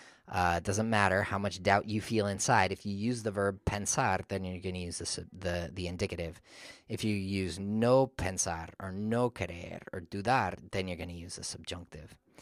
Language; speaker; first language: English; native; English